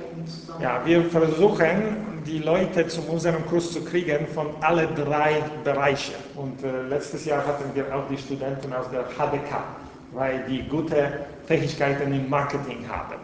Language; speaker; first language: German; non-native, fluent; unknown